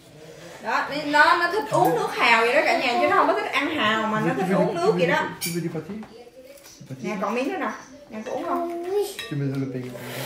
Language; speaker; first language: Vietnamese; native; Vietnamese